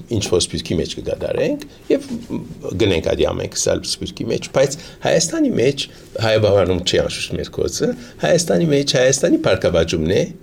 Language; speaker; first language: Armenian; early bilingual, heritage; Armenian